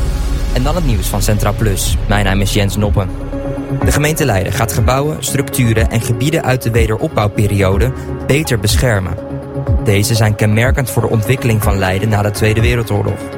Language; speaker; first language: Dutch; native; Dutch